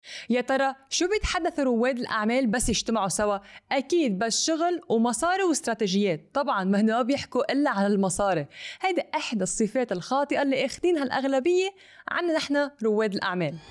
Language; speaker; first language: Arabic; native; Arabic